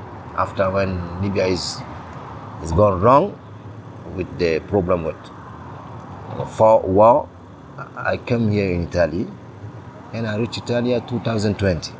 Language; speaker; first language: English; non-native, learner; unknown